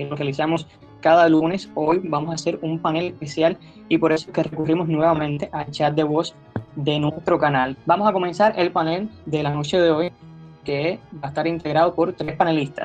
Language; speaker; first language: Spanish; native; Spanish